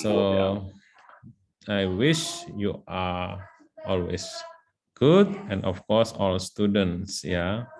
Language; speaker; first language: English; non-native, learner; Indonesian